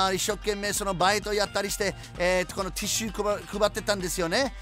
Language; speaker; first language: Japanese; non-native, fluent; English